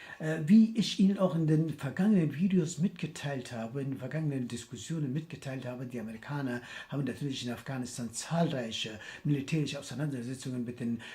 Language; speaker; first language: German; non-native, fluent; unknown